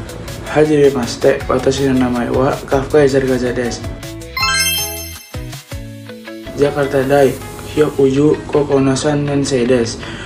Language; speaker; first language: Japanese; non-native, learner; Indonesian